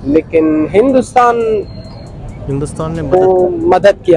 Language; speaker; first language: Hindi; non-native, local second language; Pashto